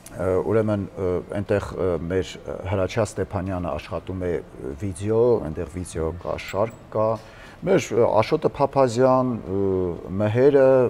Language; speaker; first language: Armenian; native; Armenian